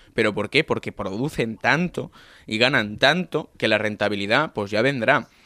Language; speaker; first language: Spanish; non-native, local second language; Catalan